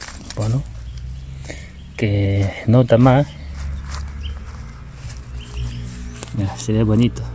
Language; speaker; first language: Spanish; non-native, learner; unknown